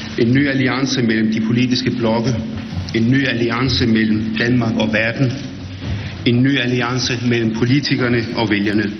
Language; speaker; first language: Danish; early bilingual, other home language; Arabic